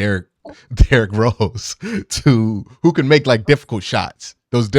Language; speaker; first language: English; native; English